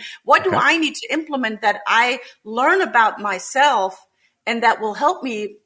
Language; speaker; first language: English; non-native, fluent; German